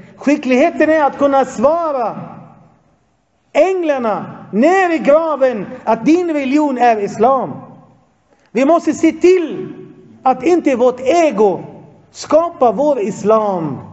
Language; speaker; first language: Swedish; non-native, fluent; Arabic